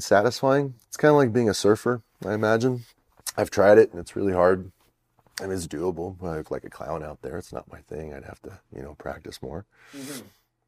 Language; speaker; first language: English; native; English